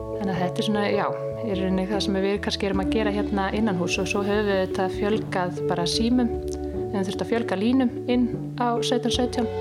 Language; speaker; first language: Icelandic; native; Icelandic